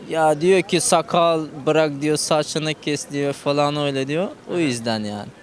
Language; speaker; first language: Turkish; non-native, learner; Persian